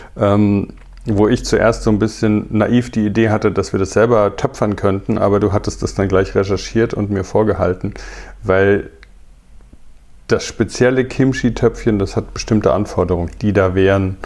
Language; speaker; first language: German; native; German